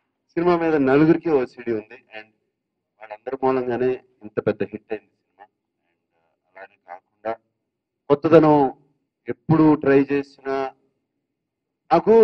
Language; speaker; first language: Telugu; native; Telugu